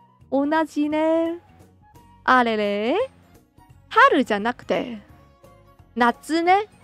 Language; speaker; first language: Japanese; non-native, learner; Cantonese